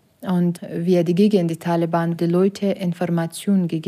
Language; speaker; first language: German; non-native, learner; Persian